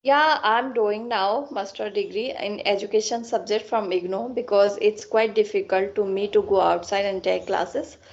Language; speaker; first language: English; non-native, learner; Assamese